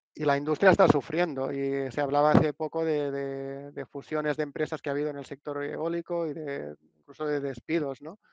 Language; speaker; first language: Spanish; non-native, local second language; Catalan